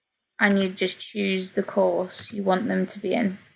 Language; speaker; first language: English; native; English